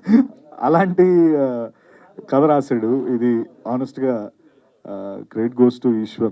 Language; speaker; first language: Telugu; native; Telugu